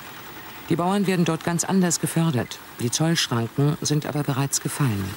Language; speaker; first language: German; native; German